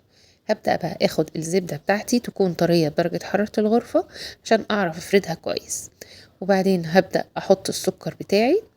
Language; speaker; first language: Arabic; native; Arabic